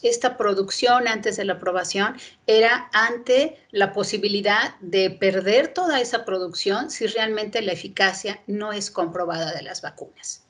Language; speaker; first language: Spanish; native; Spanish